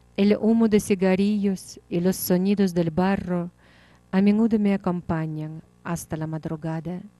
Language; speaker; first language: Spanish; non-native, fluent; Russian